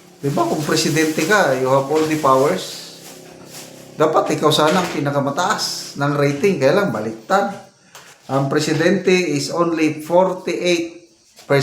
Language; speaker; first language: Filipino; non-native, local second language; Cebuano